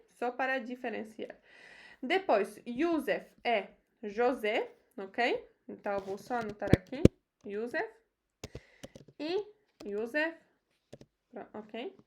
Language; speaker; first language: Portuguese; non-native, fluent; Polish